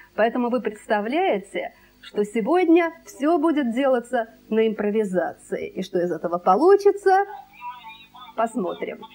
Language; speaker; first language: Russian; native; Russian